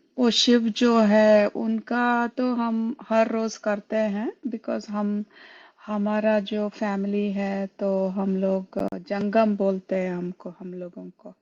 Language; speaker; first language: Hindi; non-native, local second language; Kannada